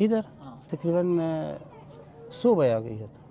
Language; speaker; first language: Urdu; non-native, local second language; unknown